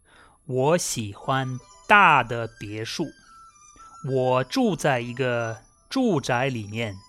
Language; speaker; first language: Chinese; non-native, fluent; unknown